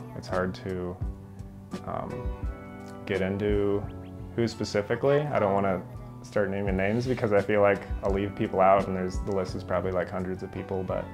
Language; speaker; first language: English; native; English